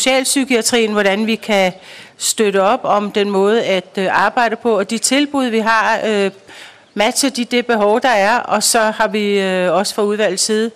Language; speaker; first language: Danish; native; Danish